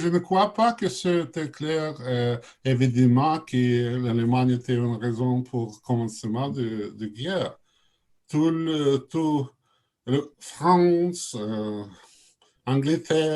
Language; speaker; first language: French; non-native, learner; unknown